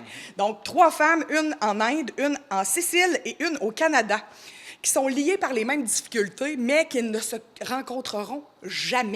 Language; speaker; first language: French; native; French